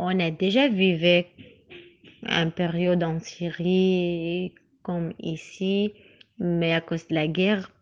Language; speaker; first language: French; non-native, learner; Arabic